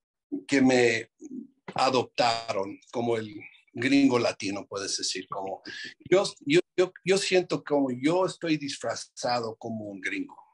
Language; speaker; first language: Spanish; non-native, fluent; English